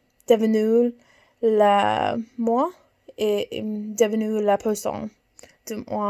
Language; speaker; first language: French; non-native, learner; English